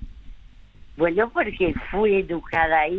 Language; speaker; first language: Spanish; early bilingual, other home language; French